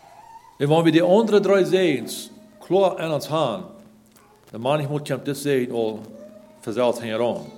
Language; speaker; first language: German; non-native, learner; Plautdietsch